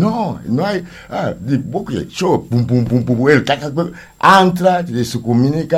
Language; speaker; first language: Spanish; non-native, learner; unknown